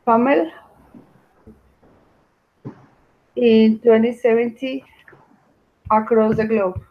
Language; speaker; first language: English; non-native, learner; Spanish